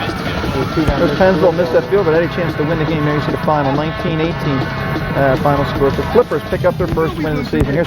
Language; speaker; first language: English; native; English